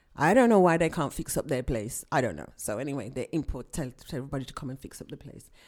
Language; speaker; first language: English; native; English